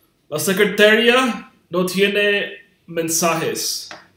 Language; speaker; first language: Spanish; non-native, learner; English